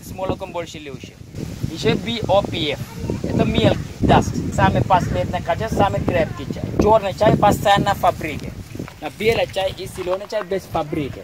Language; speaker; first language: Russian; non-native, learner; Sinhala